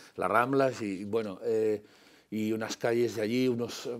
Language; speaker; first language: Spanish; non-native, local second language; Catalan